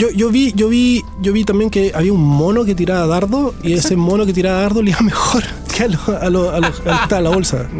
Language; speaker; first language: Spanish; native; Spanish